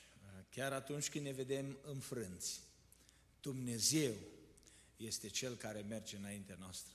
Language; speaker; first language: Romanian; native; Romanian